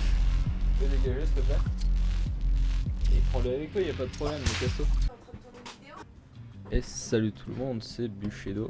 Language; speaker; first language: French; native; French